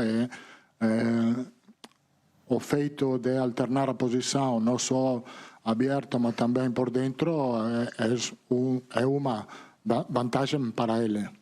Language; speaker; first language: Portuguese; non-native, fluent; Italian